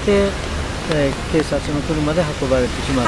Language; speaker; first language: Japanese; native; Japanese